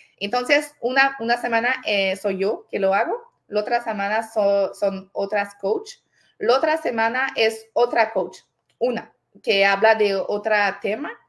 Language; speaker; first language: Spanish; non-native, fluent; French